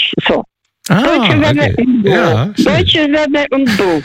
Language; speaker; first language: German; early bilingual, heritage; German